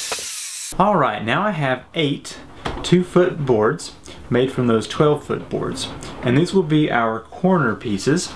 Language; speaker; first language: English; native; English